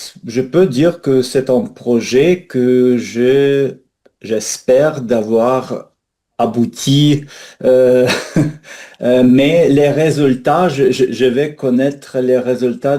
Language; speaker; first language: French; non-native, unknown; Russian